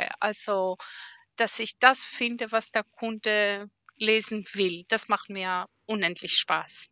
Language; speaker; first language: German; early bilingual, heritage; German